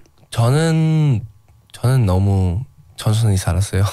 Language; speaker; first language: Korean; non-native, learner; English